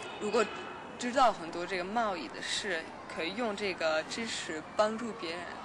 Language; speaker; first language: Chinese; non-native, learner; Danish